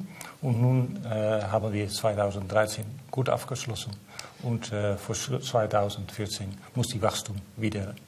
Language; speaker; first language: German; non-native, learner; Dutch